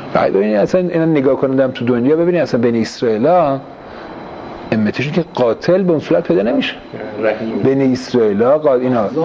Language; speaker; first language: Persian; early bilingual, heritage; Persian